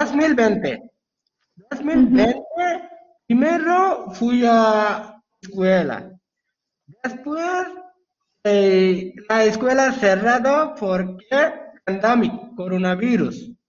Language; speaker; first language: Spanish; non-native, learner; Bangla